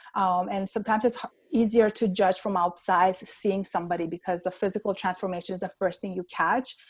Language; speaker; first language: English; non-native, fluent; Armenian